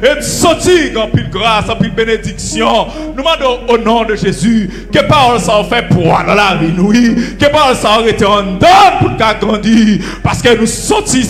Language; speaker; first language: French; non-native, local second language; Haitian Creole